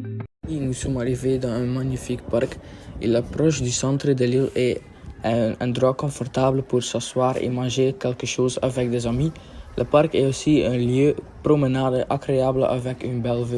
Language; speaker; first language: French; non-native, local second language; Dutch